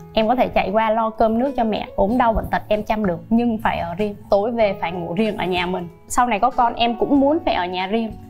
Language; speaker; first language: Vietnamese; native; Vietnamese